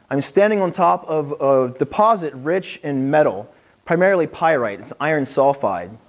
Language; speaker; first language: English; native; English